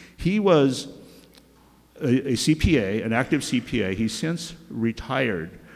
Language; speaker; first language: English; native; English